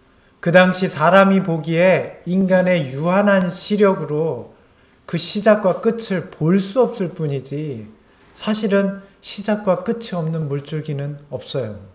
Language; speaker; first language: Korean; native; Korean